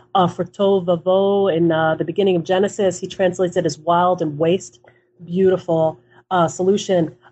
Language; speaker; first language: English; early bilingual, other home language; Hebrew